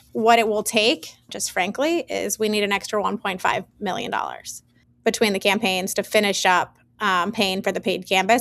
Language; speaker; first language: English; native; English